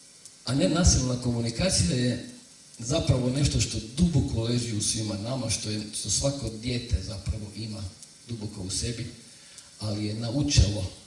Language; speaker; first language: Croatian; native; Croatian